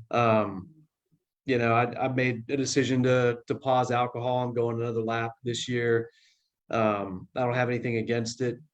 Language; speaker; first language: English; native; English